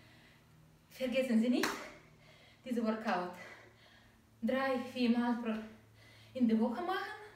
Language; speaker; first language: German; non-native, learner; Russian